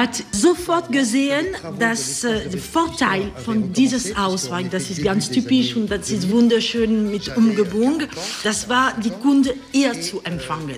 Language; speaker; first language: German; non-native, learner; French